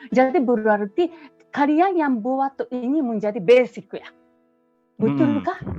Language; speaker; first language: Indonesian; non-native, fluent; Japanese